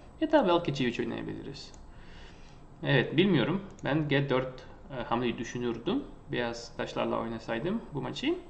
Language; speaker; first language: Turkish; non-native, fluent; Russian